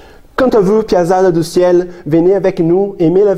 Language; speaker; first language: French; non-native, learner; Portuguese